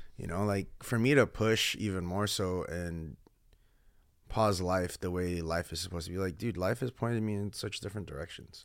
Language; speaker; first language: English; early bilingual, other home language; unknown